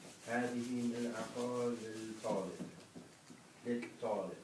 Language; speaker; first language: Arabic; non-native, learner; English